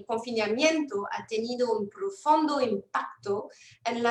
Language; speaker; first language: Spanish; non-native, fluent; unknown